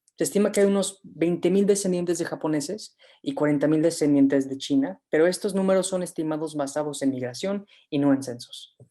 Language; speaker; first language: Spanish; native; Spanish